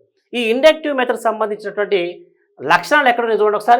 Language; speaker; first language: Telugu; native; Telugu